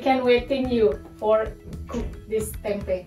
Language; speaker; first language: English; non-native, learner; Indonesian